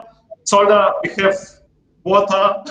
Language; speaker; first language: English; non-native, learner; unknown